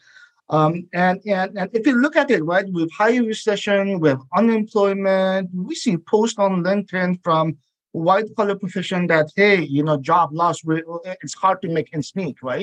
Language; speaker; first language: English; non-native, local second language; Nepali